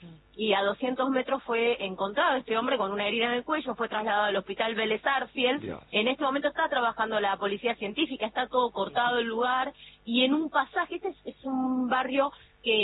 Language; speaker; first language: Spanish; native; Spanish